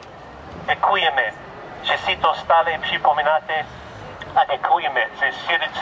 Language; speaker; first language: Czech; non-native, fluent; English